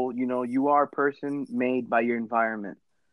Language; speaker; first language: English; native; English